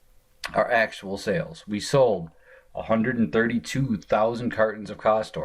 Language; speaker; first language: English; native; English